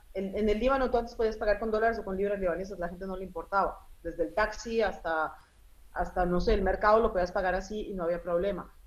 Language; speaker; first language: Spanish; early bilingual, other home language; Arabic